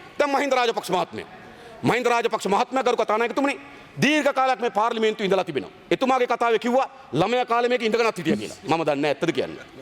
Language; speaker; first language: Sinhala; native; Sinhala